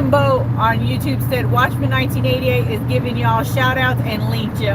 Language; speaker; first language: English; native; English